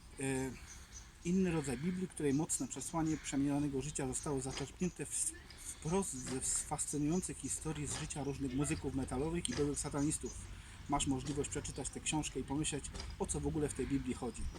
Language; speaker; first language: Polish; native; Polish